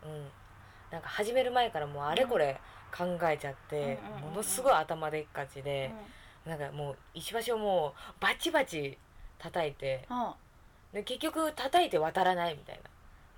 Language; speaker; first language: Japanese; native; Japanese